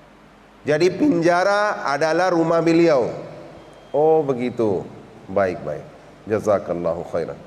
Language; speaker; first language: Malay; non-native, fluent; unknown